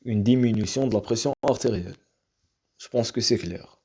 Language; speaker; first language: French; non-native, local second language; Arabic